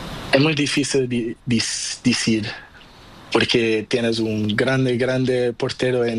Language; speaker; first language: Spanish; non-native, learner; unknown